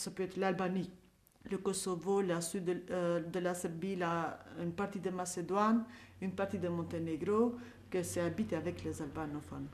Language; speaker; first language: French; non-native, fluent; Albanian